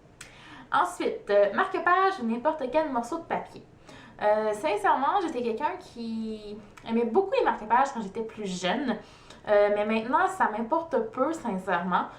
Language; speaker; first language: French; native; French